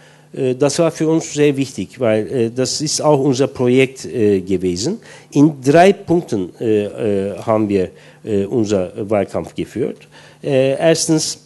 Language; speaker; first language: German; non-native, fluent; Turkish